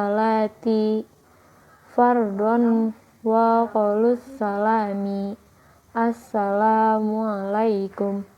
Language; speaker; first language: Arabic; non-native, learner; Indonesian